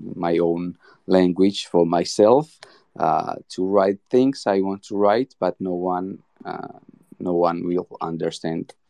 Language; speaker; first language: English; non-native, learner; Georgian